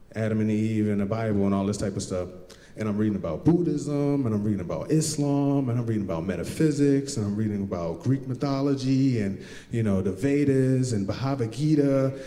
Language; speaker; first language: English; native; English